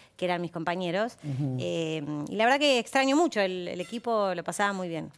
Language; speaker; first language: Spanish; native; Spanish